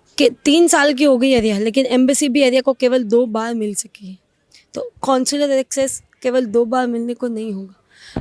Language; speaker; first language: Hindi; non-native, local second language; Gujarati